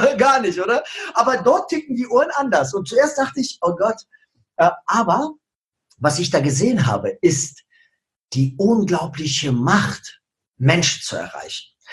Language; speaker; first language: German; early bilingual, other home language; Russian